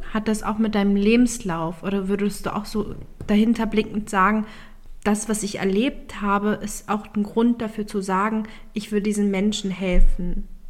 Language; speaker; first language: German; early bilingual, other home language; Turkish